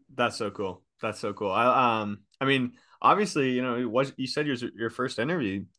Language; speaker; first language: English; native; English